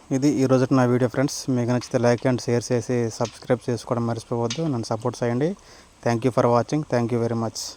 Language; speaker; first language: Telugu; non-native, local second language; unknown